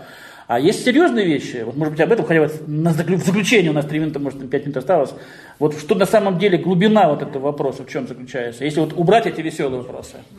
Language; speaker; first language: Russian; native; Russian